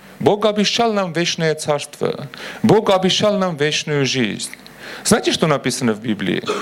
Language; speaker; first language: Russian; non-native, local second language; Armenian